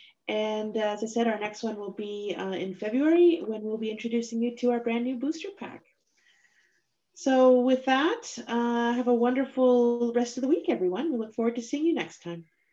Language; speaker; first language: English; native; English